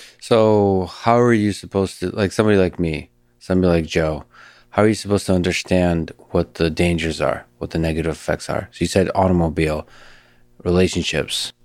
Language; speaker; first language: English; early bilingual, other home language; Russian